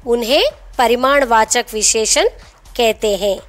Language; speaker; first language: Hindi; non-native, local second language; Telugu